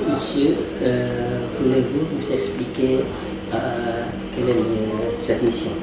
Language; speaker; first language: French; non-native, learner; Indonesian